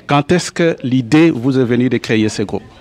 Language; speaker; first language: French; native; French